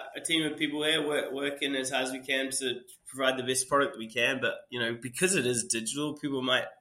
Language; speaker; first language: English; native; English